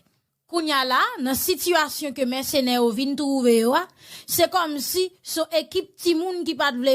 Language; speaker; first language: Haitian Creole; native; Haitian Creole